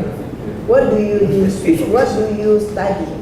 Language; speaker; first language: English; non-native, learner; Indonesian